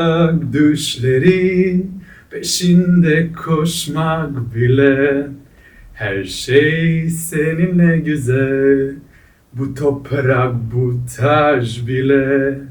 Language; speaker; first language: Turkish; non-native, fluent; Macedonian